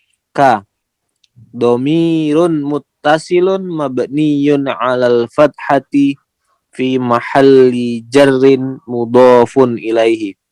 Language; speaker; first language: Arabic; non-native, learner; Indonesian